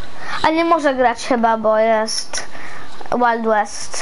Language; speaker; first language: Polish; early bilingual, heritage; Polish